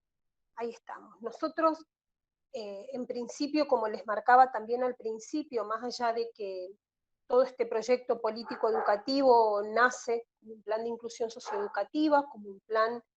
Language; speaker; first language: Spanish; native; Spanish